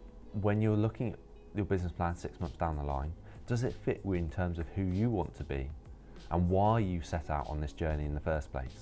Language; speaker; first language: English; native; English